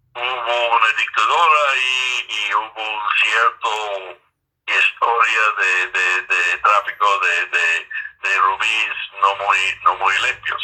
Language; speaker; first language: Spanish; non-native, fluent; English